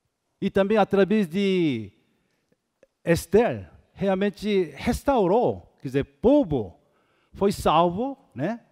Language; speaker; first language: Portuguese; non-native, fluent; Korean